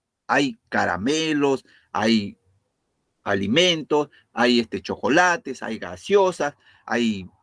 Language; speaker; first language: Spanish; native; Spanish